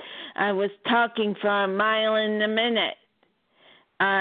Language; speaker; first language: English; native; English